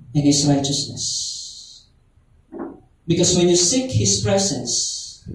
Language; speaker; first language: English; non-native, local second language; Filipino